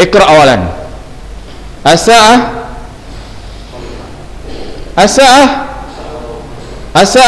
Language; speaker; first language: Arabic; non-native, fluent; Indonesian